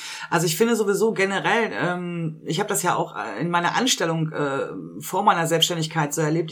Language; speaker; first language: German; native; German